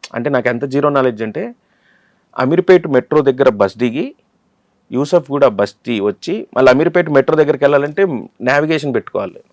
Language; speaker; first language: Telugu; native; Telugu